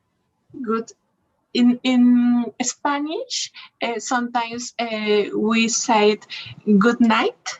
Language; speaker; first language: English; non-native, learner; Spanish